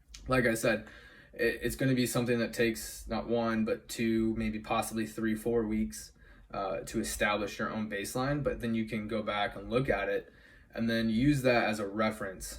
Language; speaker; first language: English; native; English